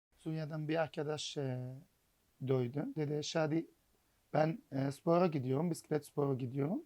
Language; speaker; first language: Turkish; non-native, learner; Arabic